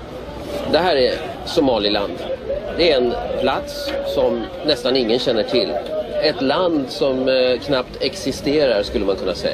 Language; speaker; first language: Swedish; native; Swedish